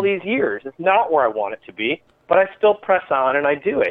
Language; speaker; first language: English; native; English